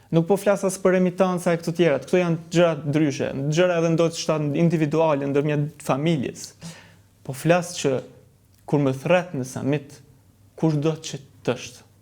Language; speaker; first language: Albanian; early bilingual, heritage; Albanian